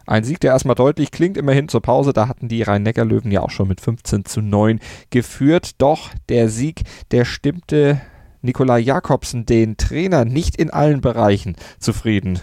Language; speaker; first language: German; native; German